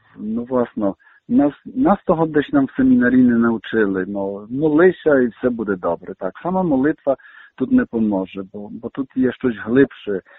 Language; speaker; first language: Ukrainian; early bilingual, heritage; Ukrainian